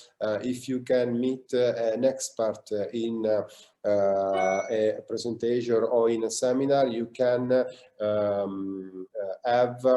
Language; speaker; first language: English; non-native, learner; Italian